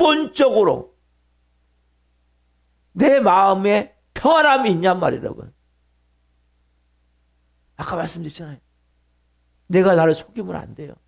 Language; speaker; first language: Korean; native; Korean